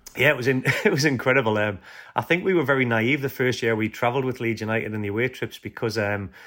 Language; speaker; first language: English; native; English